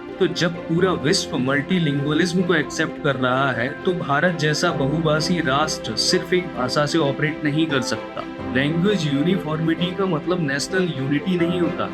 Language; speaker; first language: Hindi; native; Hindi